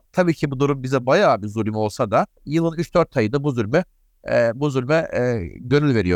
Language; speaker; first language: Turkish; native; Turkish